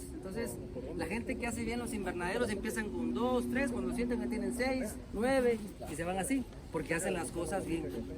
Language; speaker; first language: Spanish; native; Spanish